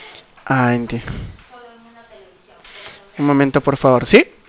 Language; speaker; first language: Spanish; native; Spanish